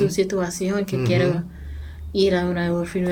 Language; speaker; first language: Spanish; non-native, learner; English